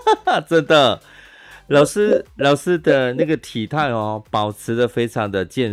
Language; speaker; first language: Chinese; native; Chinese